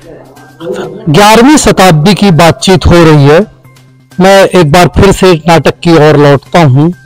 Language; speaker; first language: Hindi; native; Hindi